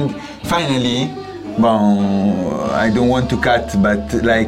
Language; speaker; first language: English; non-native, learner; Italian